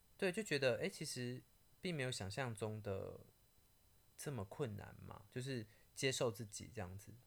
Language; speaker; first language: Chinese; native; Chinese